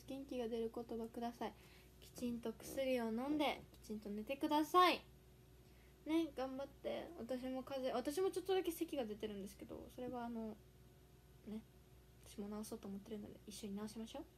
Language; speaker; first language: Japanese; native; Japanese